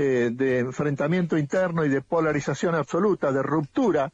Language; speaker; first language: Spanish; native; Spanish